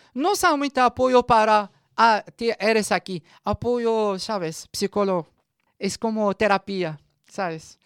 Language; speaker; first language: Spanish; non-native, learner; Arabic